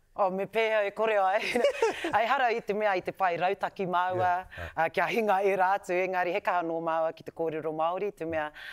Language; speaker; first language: Māori; non-native, local second language; English